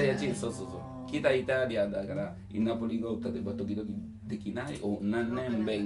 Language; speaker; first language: Japanese; non-native, learner; Italian